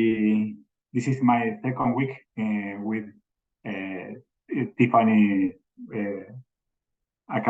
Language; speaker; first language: English; non-native, learner; Spanish